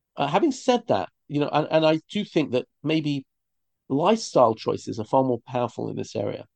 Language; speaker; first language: English; native; English